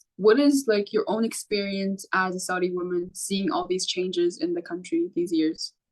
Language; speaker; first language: English; non-native, learner; Arabic